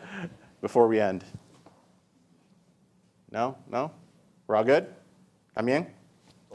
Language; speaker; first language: Spanish; early bilingual, heritage; English